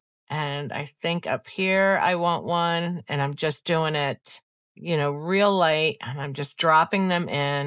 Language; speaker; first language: English; native; English